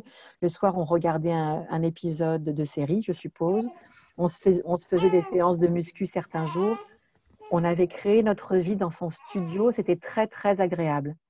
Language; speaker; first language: French; native; French